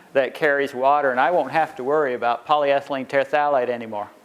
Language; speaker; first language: English; native; English